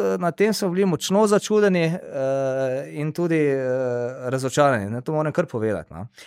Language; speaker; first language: Slovenian; native; Slovenian